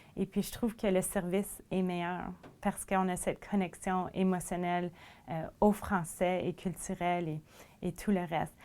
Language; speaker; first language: French; native; French